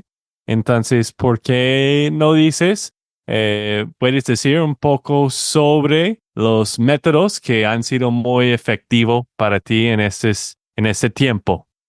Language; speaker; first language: Spanish; non-native, fluent; English